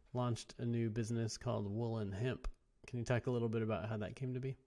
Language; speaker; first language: English; native; English